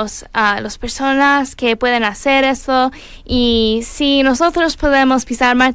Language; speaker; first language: Spanish; non-native, learner; English